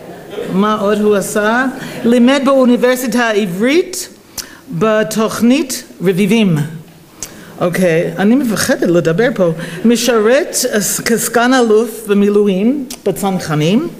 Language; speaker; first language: Hebrew; non-native, fluent; English